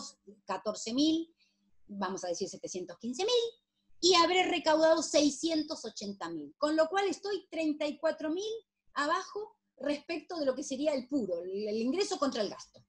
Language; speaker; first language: Spanish; native; Spanish